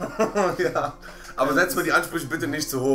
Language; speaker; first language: German; native; German